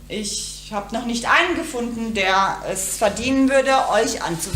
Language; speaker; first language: German; native; German